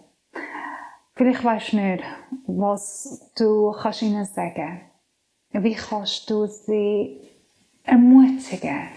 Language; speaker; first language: German; non-native, fluent; Persian